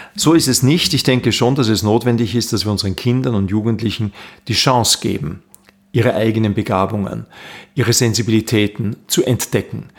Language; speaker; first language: German; native; German